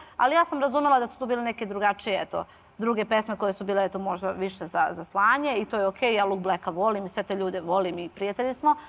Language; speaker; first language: Serbian; early bilingual, heritage; Serbian